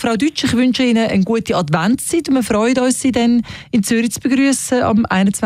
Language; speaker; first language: German; native; German